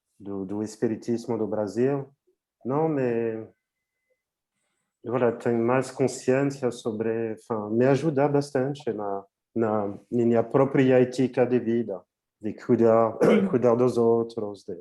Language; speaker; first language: Portuguese; non-native, fluent; French